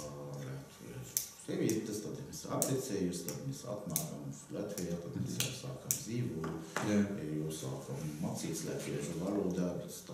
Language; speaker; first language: Latvian; non-native, learner; Arabic